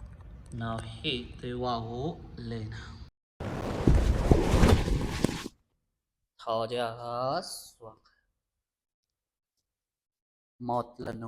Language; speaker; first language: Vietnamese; non-native, learner; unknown